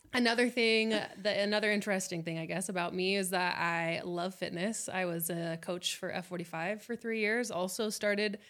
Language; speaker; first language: English; native; English